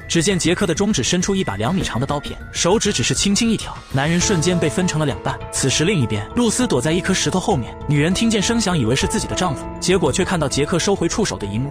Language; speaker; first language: Chinese; native; Chinese